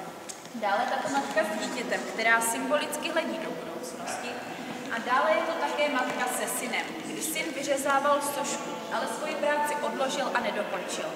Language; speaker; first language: Czech; native; Czech